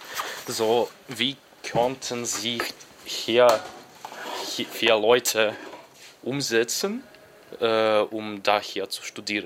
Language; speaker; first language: German; non-native, learner; Ukrainian